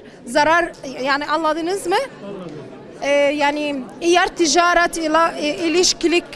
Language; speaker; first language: Turkish; non-native, learner; Arabic